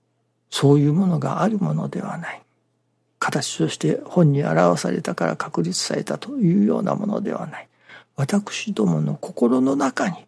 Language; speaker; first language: Japanese; native; Japanese